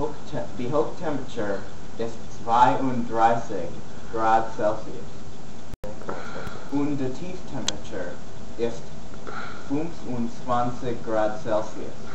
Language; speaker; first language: German; non-native, learner; English